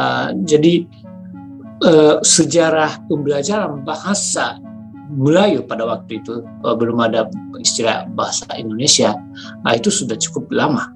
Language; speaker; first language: Indonesian; non-native, fluent; Japanese